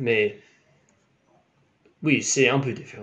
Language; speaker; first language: French; non-native, learner; English